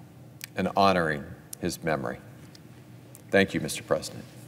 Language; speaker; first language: English; native; English